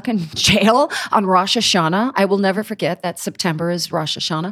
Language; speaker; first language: English; native; English